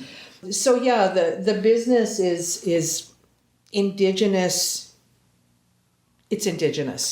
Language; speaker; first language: English; native; English